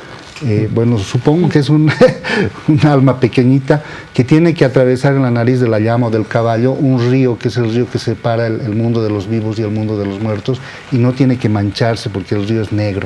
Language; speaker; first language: Spanish; native; Spanish